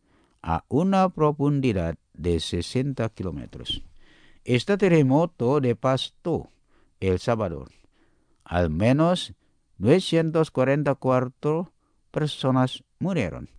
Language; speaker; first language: Spanish; non-native, fluent; Indonesian